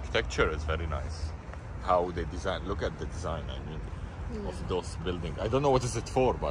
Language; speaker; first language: English; non-native, fluent; Arabic